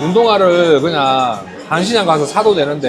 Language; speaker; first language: Korean; native; Korean